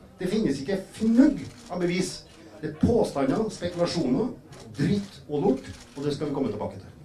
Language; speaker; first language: Norwegian; native; Norwegian